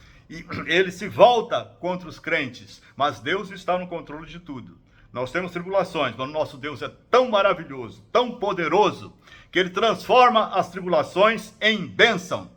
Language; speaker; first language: Portuguese; native; Portuguese